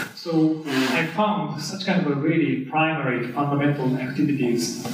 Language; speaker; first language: English; non-native, fluent; Japanese